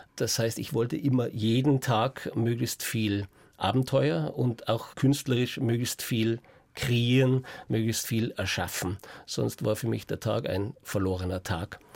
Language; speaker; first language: German; native; German